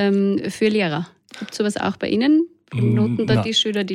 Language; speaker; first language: German; native; German